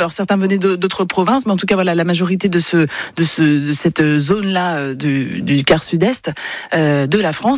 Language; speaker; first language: French; native; French